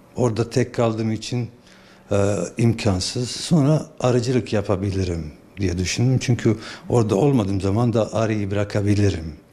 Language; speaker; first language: Turkish; non-native, fluent; Bosnian